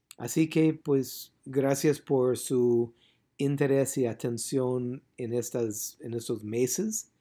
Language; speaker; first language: Spanish; non-native, fluent; English